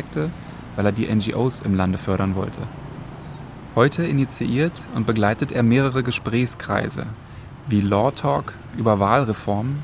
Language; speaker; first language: German; native; German